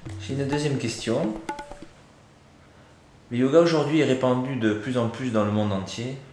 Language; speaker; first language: French; native; French